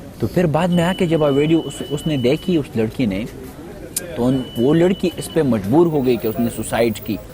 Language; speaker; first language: Urdu; non-native, local second language; Pashto